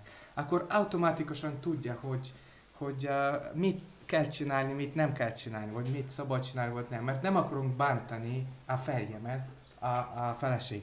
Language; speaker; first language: Hungarian; non-native, learner; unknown